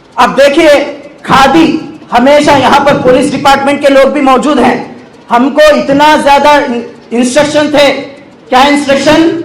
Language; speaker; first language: Hindi; non-native, local second language; Urdu